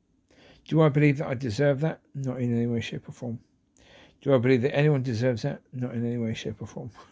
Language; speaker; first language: English; native; English